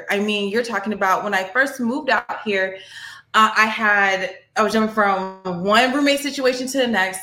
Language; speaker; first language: English; native; English